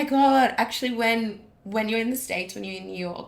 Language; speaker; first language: English; native; English